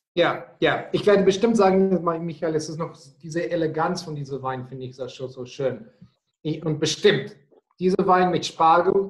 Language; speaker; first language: German; non-native, fluent; Afrikaans